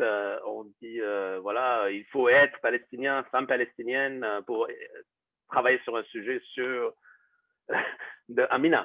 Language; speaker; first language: French; non-native, fluent; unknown